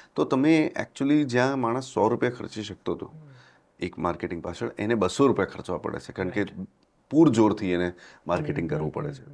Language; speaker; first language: Gujarati; non-native, local second language; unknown